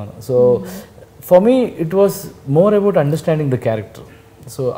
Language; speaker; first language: Telugu; non-native, fluent; Kannada